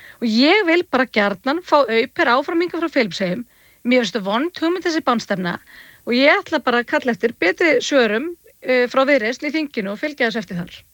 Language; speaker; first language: Icelandic; native; Icelandic